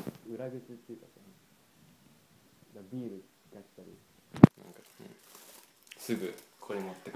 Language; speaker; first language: Japanese; native; Japanese